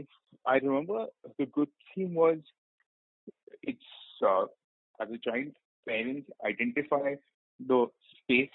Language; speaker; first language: English; non-native, local second language; Malayalam